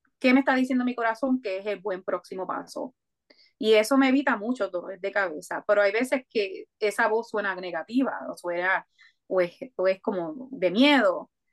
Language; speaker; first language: Spanish; native; Spanish